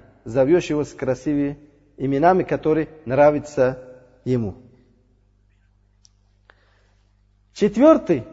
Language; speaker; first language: Russian; non-native, fluent; Uzbek